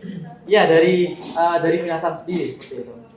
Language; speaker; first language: Indonesian; native; Indonesian